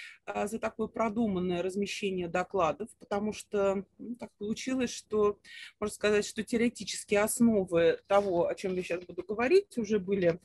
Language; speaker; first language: Russian; native; Russian